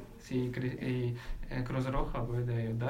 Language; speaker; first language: Spanish; non-native, learner; Ukrainian